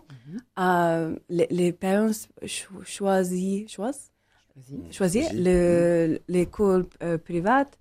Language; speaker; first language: French; non-native, learner; English